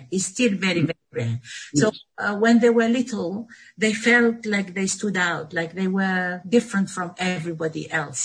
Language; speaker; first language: English; non-native, fluent; Arabic